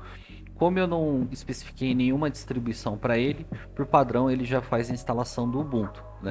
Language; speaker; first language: Portuguese; native; Portuguese